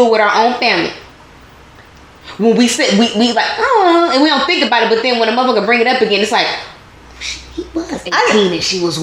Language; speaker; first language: English; native; English